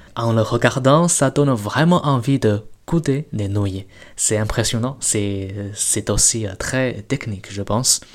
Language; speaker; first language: French; non-native, fluent; Chinese